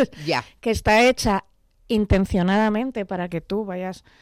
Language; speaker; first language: Spanish; native; Spanish